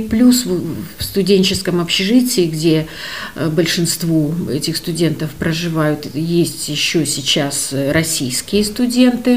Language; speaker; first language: Russian; native; Russian